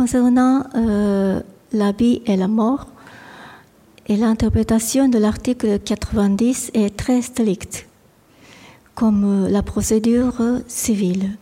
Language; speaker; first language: French; non-native, fluent; Japanese